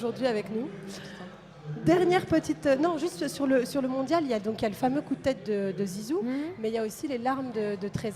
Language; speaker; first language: French; native; French